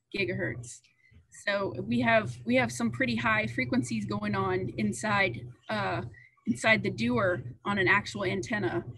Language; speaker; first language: English; native; English